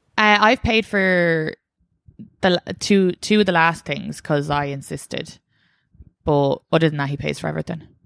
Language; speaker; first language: English; native; English